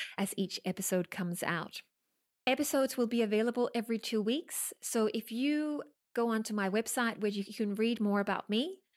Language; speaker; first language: English; non-native, fluent; Danish